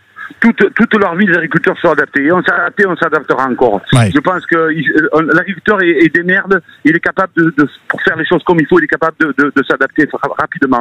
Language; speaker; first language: French; native; French